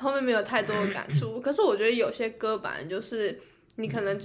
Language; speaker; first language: Chinese; native; Chinese